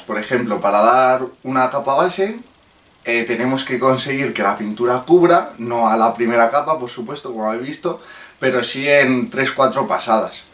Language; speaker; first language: Spanish; native; Spanish